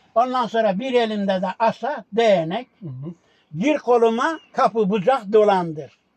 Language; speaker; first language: Turkish; native; Turkish